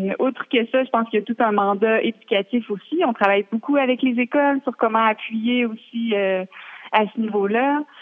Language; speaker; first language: French; native; French